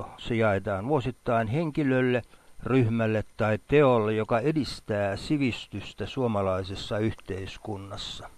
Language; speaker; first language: Finnish; native; Finnish